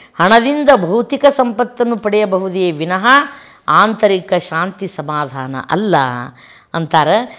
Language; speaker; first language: Kannada; native; Kannada